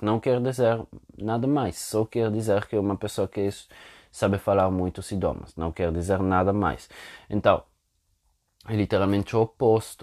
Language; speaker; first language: Portuguese; non-native, fluent; Italian